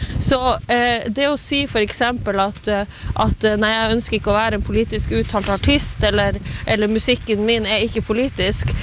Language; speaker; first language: Norwegian; non-native, local second language; Northern Sami